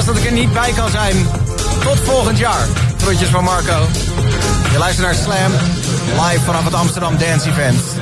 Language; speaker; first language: Dutch; native; Dutch